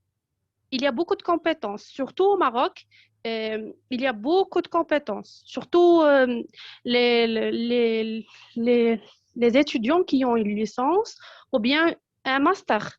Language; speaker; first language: French; non-native, local second language; Arabic